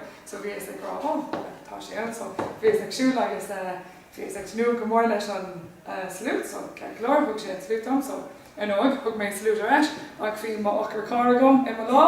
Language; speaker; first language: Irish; non-native, learner; English